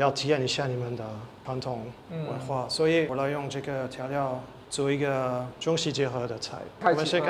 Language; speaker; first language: Chinese; non-native, learner; French